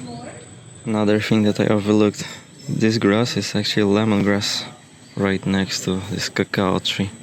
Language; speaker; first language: English; non-native, fluent; Polish